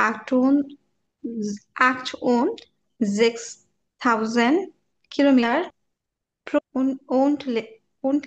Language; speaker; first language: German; non-native, learner; Bangla